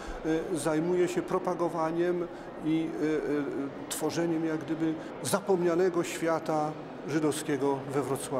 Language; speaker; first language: Polish; native; Polish